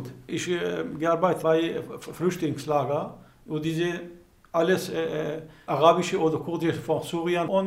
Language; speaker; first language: German; non-native, learner; Kurdish